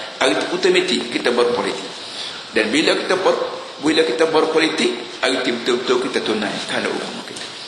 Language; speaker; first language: Malay; native; Malay